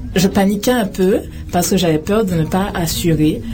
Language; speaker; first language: French; native; French